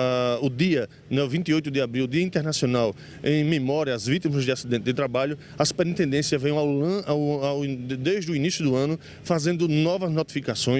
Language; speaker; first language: Portuguese; native; Portuguese